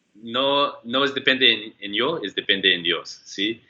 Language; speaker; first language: Spanish; non-native, learner; English